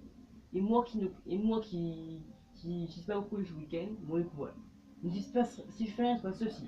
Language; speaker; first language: French; native; French